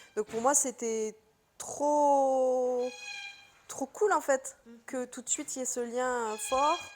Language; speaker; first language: French; early bilingual, other home language; Portuguese